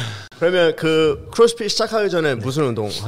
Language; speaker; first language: Korean; early bilingual, heritage; Korean